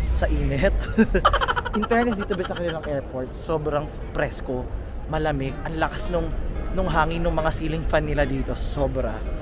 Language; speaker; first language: Filipino; native; Filipino